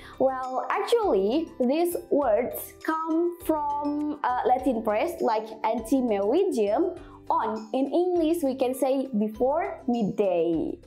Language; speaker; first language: English; non-native, fluent; Indonesian